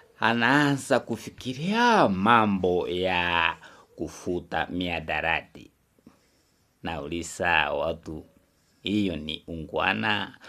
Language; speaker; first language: Swahili; non-native, local second language; Kikuyu